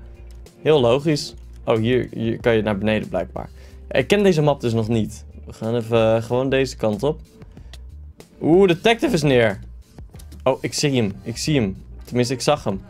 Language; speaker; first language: Dutch; native; Dutch